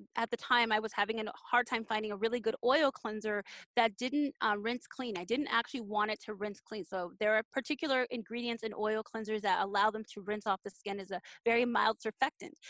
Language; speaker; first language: English; native; English